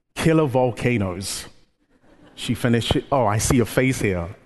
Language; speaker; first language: English; early bilingual, other home language; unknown